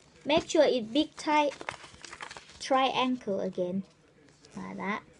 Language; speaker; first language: English; non-native, learner; Thai